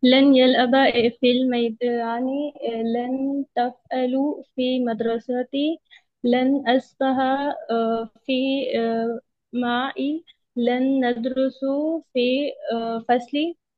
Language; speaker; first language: Arabic; non-native, learner; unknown